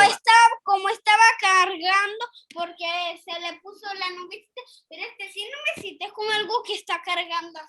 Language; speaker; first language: Spanish; native; Spanish